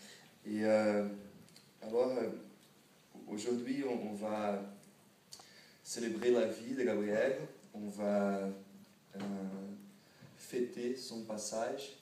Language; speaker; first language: French; non-native, fluent; Portuguese